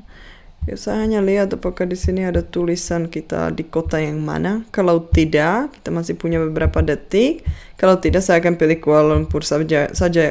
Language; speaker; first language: Indonesian; non-native, fluent; Czech